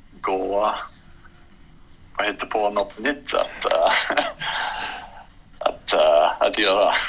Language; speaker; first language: Swedish; non-native, fluent; English